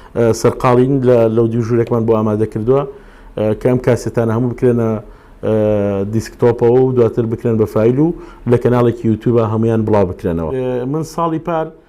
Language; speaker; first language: Central Kurdish; non-native, local second language; Gurani